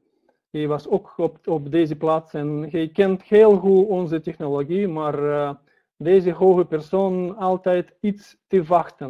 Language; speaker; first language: Dutch; non-native, learner; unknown